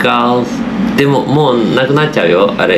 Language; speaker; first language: Japanese; non-native, learner; Portuguese